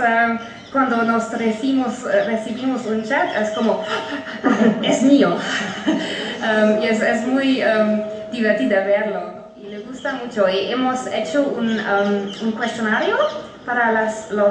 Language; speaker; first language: Spanish; non-native, fluent; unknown